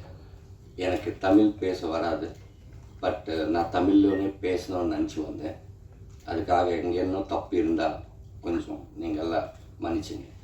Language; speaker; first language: Tamil; non-native, learner; Telugu